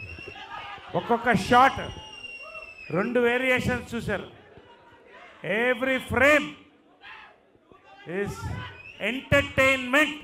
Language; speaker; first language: Telugu; native; Telugu